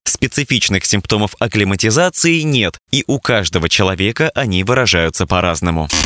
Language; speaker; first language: Russian; native; Russian